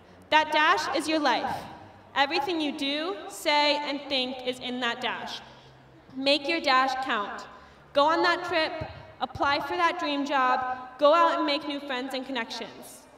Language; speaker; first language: English; native; English